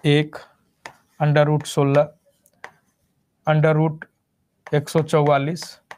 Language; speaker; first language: Hindi; native; Hindi